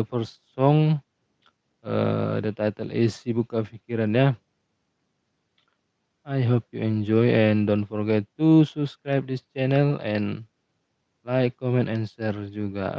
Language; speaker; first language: English; non-native, learner; Indonesian